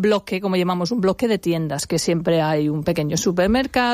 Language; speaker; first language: Spanish; non-native, fluent; English